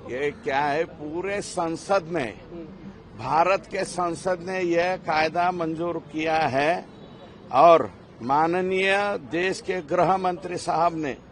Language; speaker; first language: Hindi; non-native, local second language; Marathi